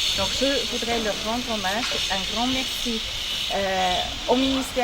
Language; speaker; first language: French; non-native, fluent; Bulgarian